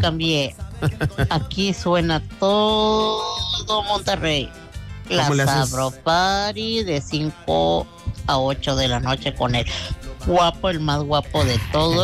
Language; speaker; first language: Spanish; native; Spanish